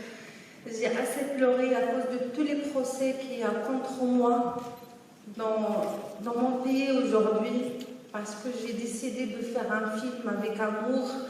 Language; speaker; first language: French; non-native, local second language; Arabic